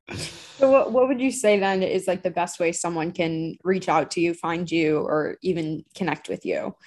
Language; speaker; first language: English; native; English